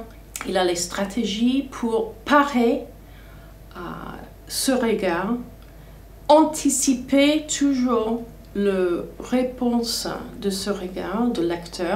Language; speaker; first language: French; non-native, fluent; English